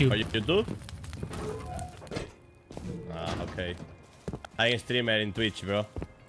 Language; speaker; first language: English; non-native, learner; Spanish